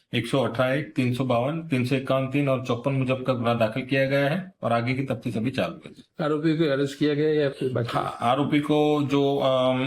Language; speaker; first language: Hindi; non-native, local second language; Gujarati